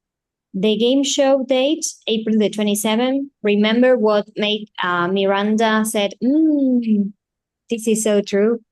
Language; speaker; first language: English; non-native, fluent; Spanish